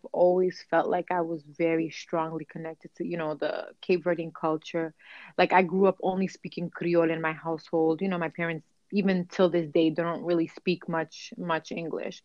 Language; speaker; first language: English; early bilingual, other home language; Kabuverdianu